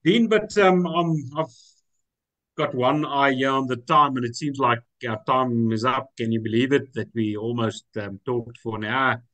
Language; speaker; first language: English; non-native, local second language; Afrikaans